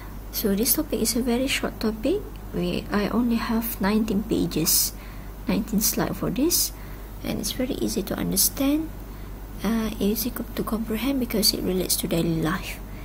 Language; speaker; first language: English; non-native, local second language; Malay